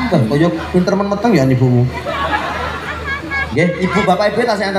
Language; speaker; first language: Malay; non-native, local second language; Javanese